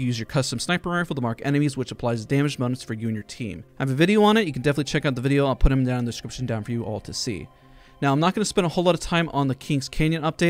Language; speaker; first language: English; native; English